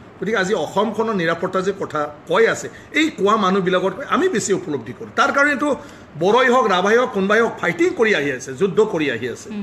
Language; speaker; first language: Assamese; non-native, local second language; Bodo